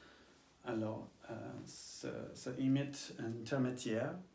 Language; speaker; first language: French; non-native, learner; English